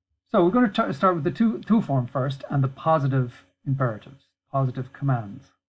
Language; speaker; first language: English; native; English